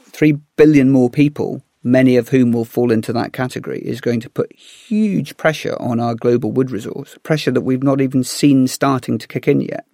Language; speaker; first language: English; native; English